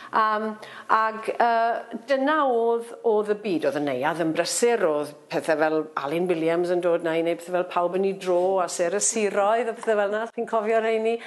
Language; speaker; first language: Welsh; non-native, local second language; English